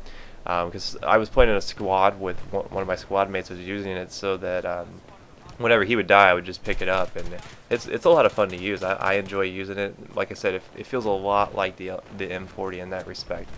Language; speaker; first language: English; native; English